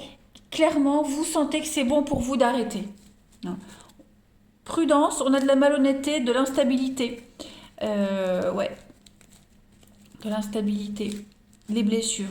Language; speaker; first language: French; native; French